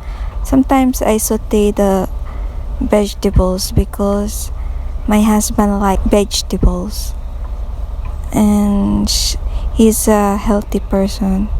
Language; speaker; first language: English; non-native, local second language; Filipino